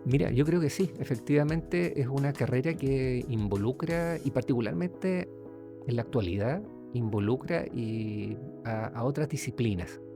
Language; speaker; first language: Spanish; native; Spanish